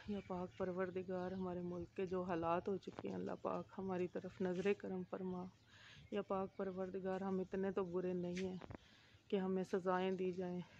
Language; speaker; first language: Urdu; native; Urdu